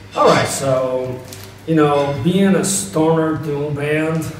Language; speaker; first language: English; native; English